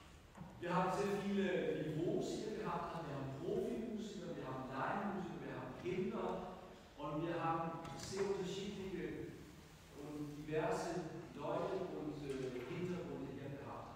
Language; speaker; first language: German; non-native, fluent; Danish